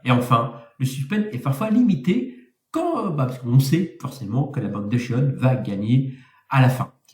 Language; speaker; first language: French; native; French